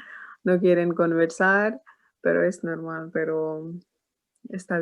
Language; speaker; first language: Spanish; non-native, learner; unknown